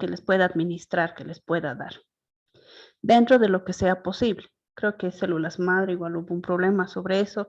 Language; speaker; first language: Spanish; native; Spanish